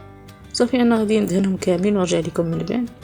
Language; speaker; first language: Arabic; native; Arabic